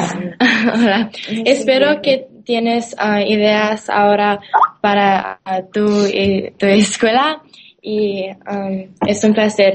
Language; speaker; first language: Spanish; non-native, learner; English